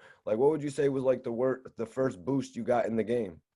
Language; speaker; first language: English; native; English